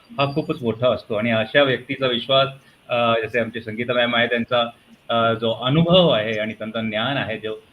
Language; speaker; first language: Marathi; non-native, local second language; Punjabi